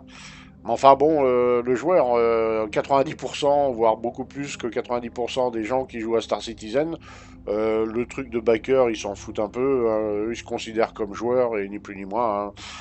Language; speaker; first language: French; native; French